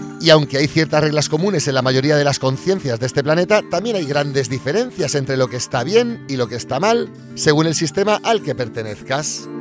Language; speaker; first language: Spanish; native; Spanish